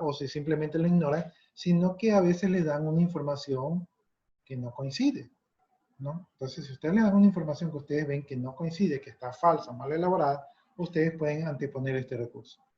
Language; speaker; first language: Spanish; native; Spanish